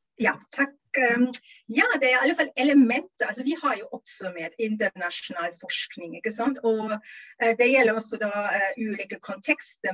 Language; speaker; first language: Norwegian; non-native, fluent; German